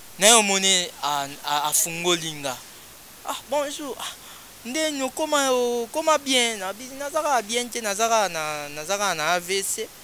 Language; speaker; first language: Lingala; native; Lingala